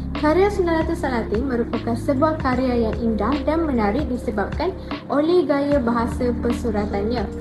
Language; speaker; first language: Malay; native; Malay